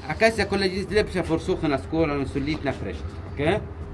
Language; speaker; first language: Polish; non-native, learner; Arabic